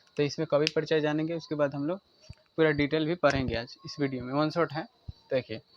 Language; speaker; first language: Hindi; native; Hindi